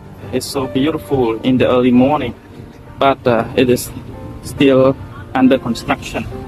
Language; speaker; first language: English; non-native, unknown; Khmer